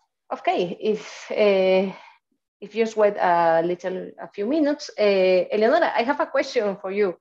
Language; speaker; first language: English; non-native, fluent; Spanish